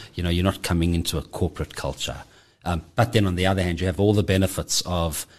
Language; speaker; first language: English; native; English